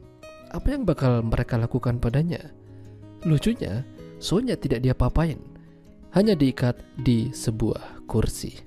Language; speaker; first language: Indonesian; non-native, local second language; Javanese